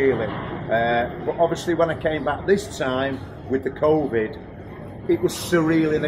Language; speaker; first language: English; native; English